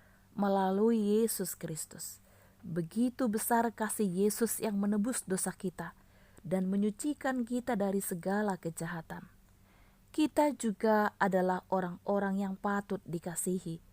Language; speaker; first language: Malay; native; Malay